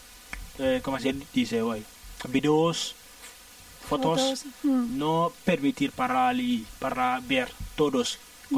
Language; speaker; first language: Spanish; non-native, learner; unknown